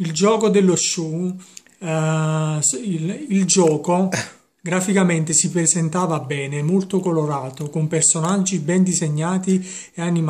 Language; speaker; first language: Italian; native; Italian